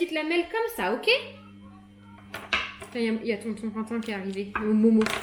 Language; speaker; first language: French; native; French